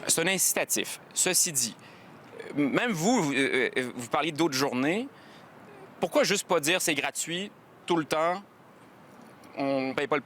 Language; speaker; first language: French; native; French